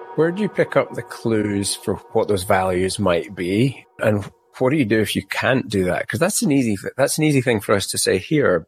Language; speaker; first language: English; native; English